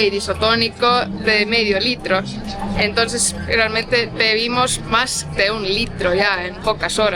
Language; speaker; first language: Spanish; non-native, fluent; Estonian